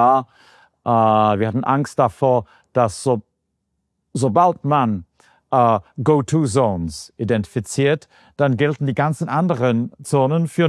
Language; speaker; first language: German; non-native, fluent; English